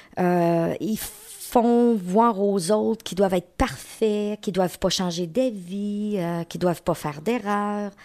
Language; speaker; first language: French; native; French